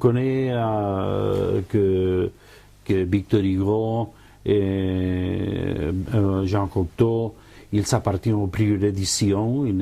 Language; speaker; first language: French; non-native, learner; Catalan